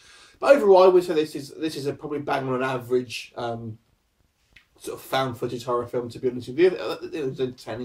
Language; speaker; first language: English; native; English